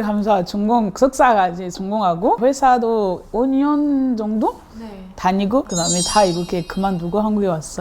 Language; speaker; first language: Korean; non-native, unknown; French